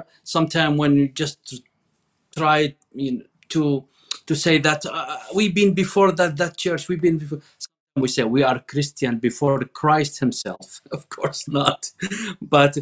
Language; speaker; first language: English; non-native, fluent; Arabic